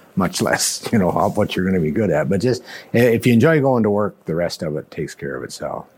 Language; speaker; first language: English; native; English